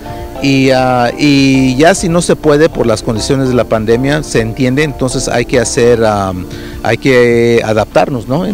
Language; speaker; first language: Spanish; early bilingual, heritage; Spanish